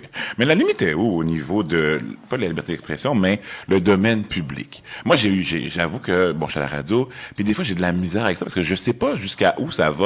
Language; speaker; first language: French; native; French